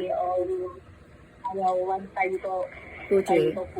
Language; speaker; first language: Chinese; non-native, learner; Indonesian